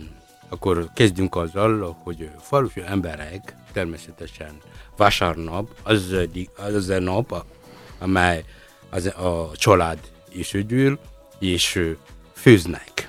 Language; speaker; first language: Hungarian; non-native, fluent; Malagasy